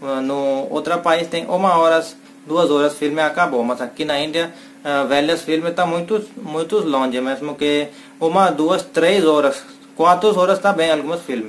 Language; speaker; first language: Portuguese; non-native, learner; Hindi